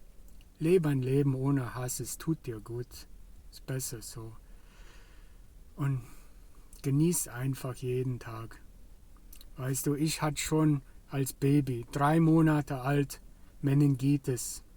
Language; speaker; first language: German; non-native, fluent; English